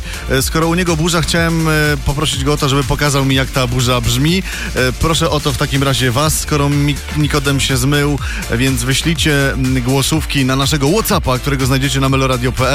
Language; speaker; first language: Polish; native; Polish